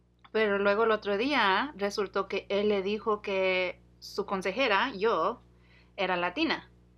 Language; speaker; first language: Spanish; early bilingual, heritage; Spanish